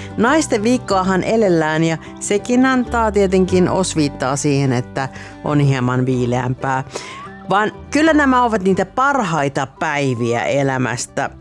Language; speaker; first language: Finnish; native; Finnish